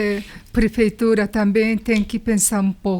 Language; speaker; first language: Portuguese; non-native, learner; Japanese